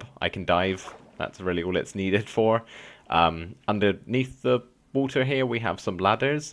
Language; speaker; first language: English; native; English